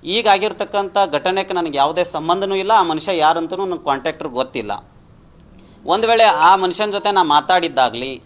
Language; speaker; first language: Kannada; non-native, local second language; Lambadi